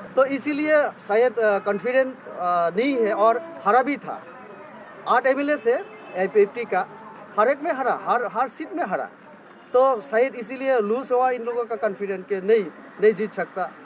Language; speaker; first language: Hindi; non-native, local second language; Bangla